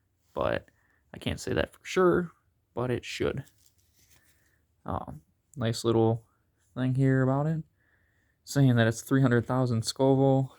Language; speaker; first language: English; native; English